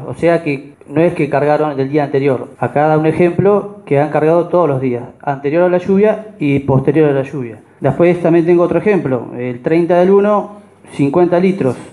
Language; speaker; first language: Spanish; native; Spanish